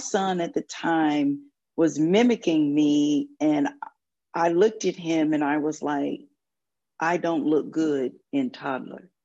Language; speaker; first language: English; native; English